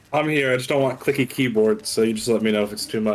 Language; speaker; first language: English; native; English